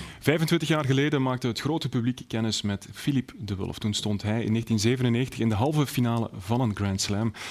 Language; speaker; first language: Dutch; native; Dutch